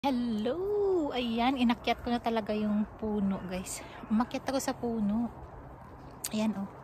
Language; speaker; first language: Filipino; non-native, local second language; Cebuano